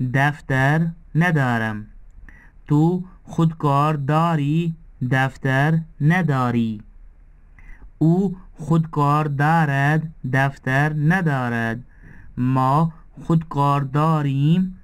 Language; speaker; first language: Persian; non-native, fluent; Urdu